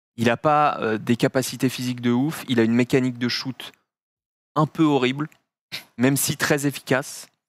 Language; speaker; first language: French; native; French